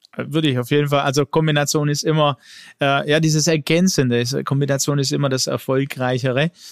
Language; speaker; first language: German; early bilingual, other home language; Greek